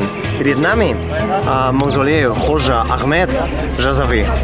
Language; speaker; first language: Russian; non-native, learner; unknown